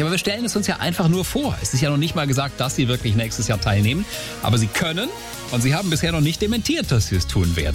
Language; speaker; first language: German; native; German